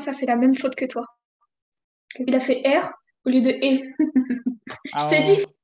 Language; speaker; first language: French; native; French